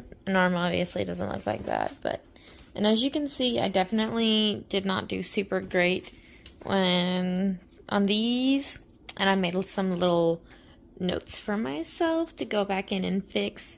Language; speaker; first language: English; native; English